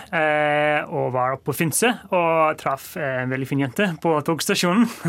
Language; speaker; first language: Norwegian; non-native, fluent; English